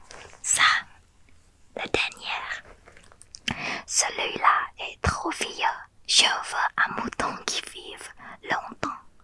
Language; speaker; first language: French; non-native, learner; Thai